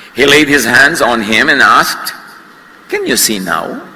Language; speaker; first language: English; non-native, local second language; Filipino